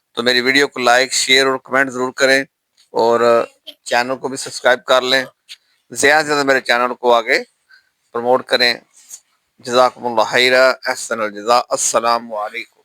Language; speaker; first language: Urdu; non-native, local second language; Punjabi